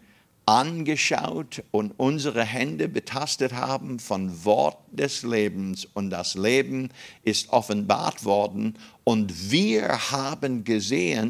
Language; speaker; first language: German; non-native, fluent; English